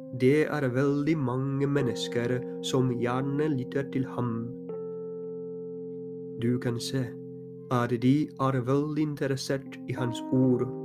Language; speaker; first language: Norwegian; non-native, fluent; Polish